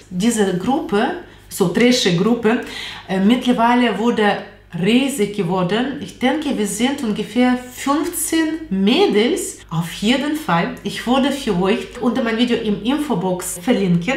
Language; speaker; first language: German; non-native, learner; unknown